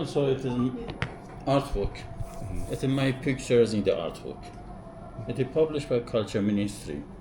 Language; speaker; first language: English; non-native, learner; Persian